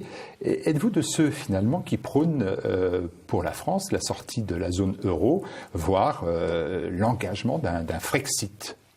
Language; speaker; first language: French; native; French